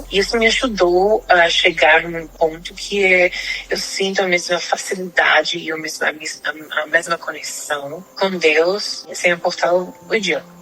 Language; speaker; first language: Portuguese; non-native, fluent; Spanish